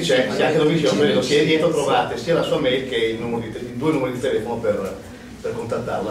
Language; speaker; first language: Italian; native; Italian